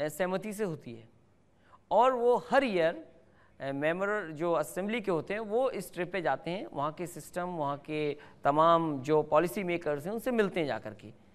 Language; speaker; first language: Hindi; native; Hindi